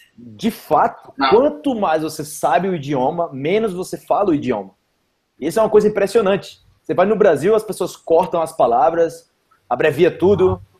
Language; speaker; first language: Portuguese; native; Portuguese